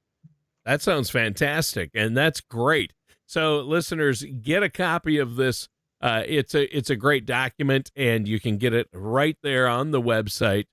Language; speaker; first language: English; native; English